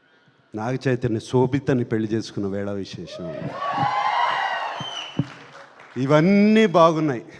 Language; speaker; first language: Telugu; native; Telugu